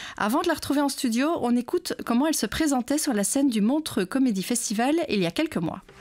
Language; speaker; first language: French; native; French